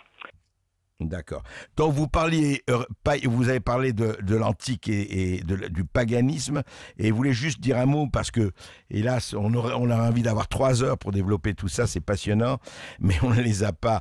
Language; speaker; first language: French; native; French